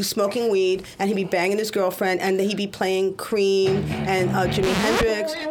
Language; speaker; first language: English; native; English